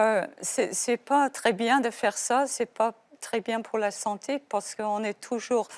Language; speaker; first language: French; non-native, fluent; English